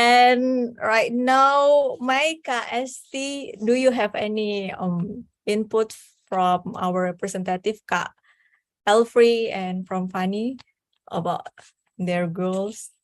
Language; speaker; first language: English; non-native, fluent; Indonesian